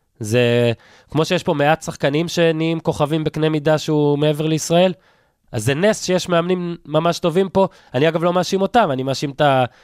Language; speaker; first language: Hebrew; native; Hebrew